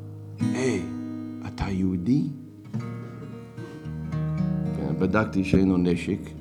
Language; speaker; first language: Hebrew; non-native, fluent; English